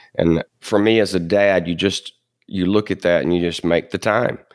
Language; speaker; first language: English; native; English